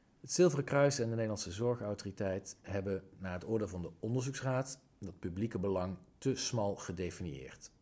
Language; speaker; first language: Dutch; native; Dutch